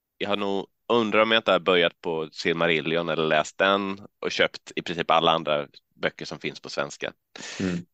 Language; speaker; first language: Swedish; native; Swedish